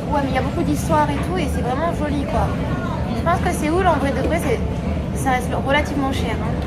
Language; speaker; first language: French; early bilingual, other home language; Arabic